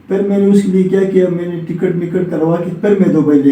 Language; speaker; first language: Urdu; non-native, local second language; Pashto